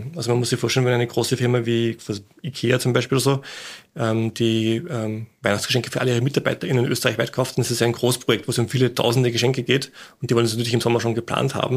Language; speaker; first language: German; native; German